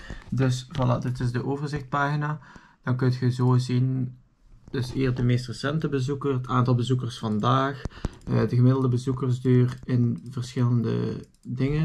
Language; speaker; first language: Dutch; native; Dutch